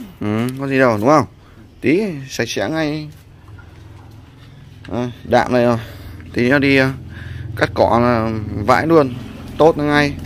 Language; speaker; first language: Vietnamese; native; Vietnamese